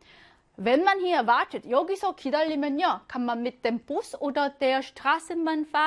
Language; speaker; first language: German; non-native, fluent; Korean